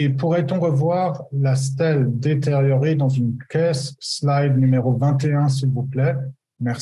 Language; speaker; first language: French; native; French